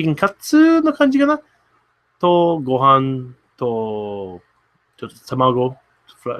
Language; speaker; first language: Japanese; non-native, learner; English